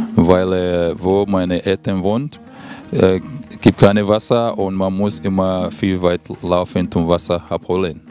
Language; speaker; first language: German; non-native, learner; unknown